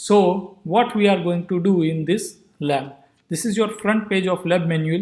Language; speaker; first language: English; non-native, local second language; Gujarati